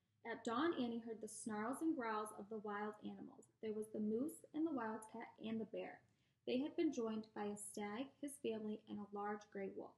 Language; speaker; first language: English; native; English